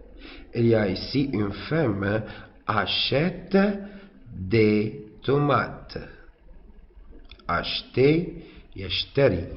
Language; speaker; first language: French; non-native, fluent; Arabic